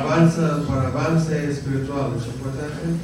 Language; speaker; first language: Spanish; non-native, fluent; English